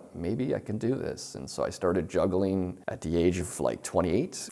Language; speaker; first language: English; native; English